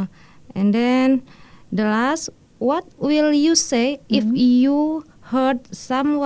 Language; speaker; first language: English; non-native, learner; Indonesian